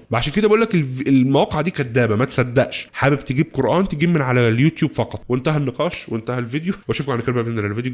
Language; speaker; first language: Arabic; native; Arabic